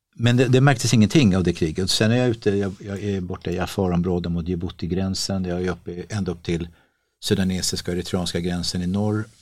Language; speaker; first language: Swedish; native; Swedish